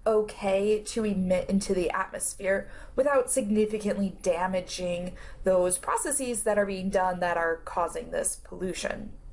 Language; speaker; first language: English; native; English